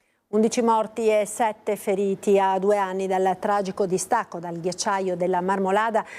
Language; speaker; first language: Italian; native; Italian